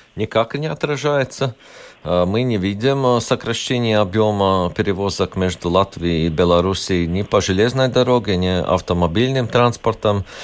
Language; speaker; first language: Russian; non-native, local second language; Latvian